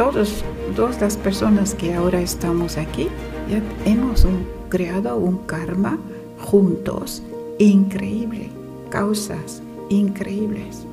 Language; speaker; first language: Spanish; non-native, fluent; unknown